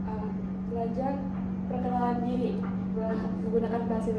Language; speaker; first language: Indonesian; non-native, learner; Korean